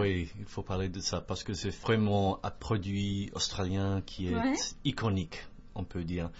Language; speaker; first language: French; non-native, fluent; English